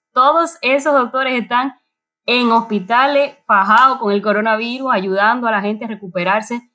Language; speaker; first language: Spanish; native; Spanish